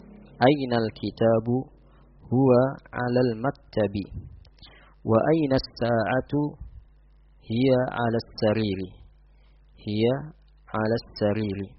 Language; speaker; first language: Arabic; non-native, fluent; Indonesian